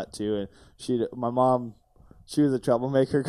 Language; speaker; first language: English; native; English